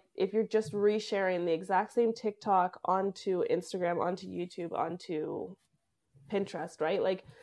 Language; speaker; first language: English; native; English